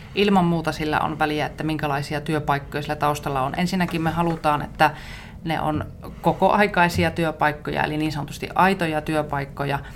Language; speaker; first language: Finnish; native; Finnish